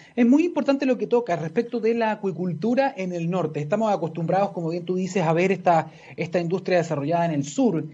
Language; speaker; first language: Spanish; native; Spanish